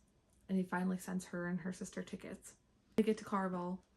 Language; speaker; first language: English; native; English